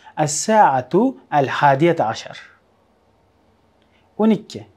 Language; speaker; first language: Arabic; non-native, fluent; Uzbek